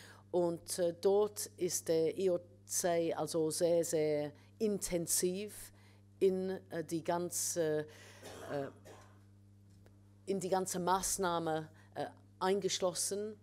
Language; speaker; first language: German; non-native, fluent; English